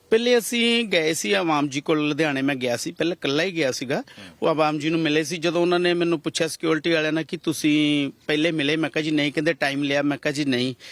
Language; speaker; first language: Punjabi; native; Punjabi